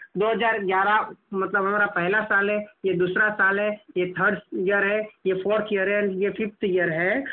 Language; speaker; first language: Hindi; non-native, local second language; Gujarati